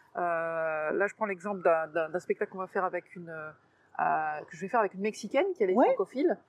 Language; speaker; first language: French; native; French